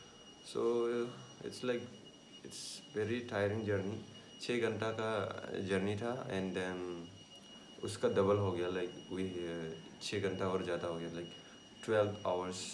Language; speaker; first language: Hindi; non-native, local second language; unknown